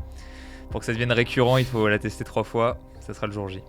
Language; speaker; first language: French; native; French